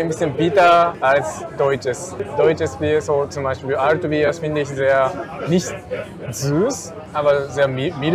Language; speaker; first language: German; non-native, learner; Japanese